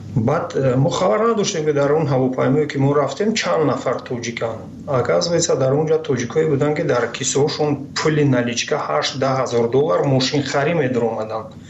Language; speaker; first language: Tajik; native; Tajik